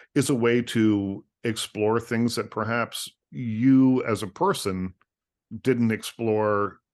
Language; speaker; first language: English; native; English